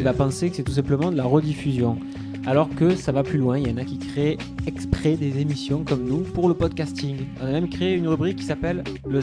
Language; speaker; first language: French; native; French